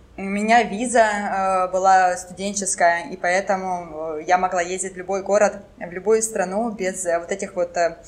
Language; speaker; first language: Russian; non-native, local second language; French